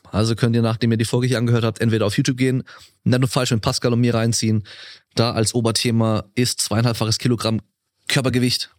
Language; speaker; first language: German; native; German